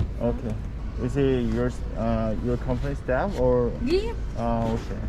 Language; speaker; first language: English; non-native, learner; Korean